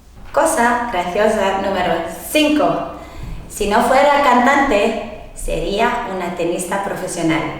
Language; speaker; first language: Spanish; non-native, learner; French